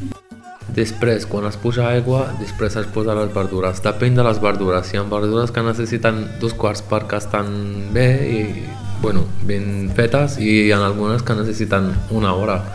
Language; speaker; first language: Catalan; non-native, learner; Arabic